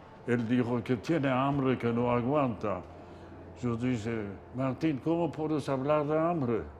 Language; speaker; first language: Spanish; non-native, fluent; Yiddish